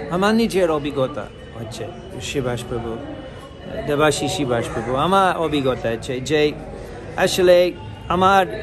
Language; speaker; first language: Bangla; non-native, fluent; English